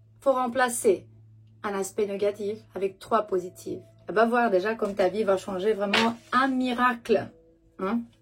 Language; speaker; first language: French; non-native, fluent; Romanian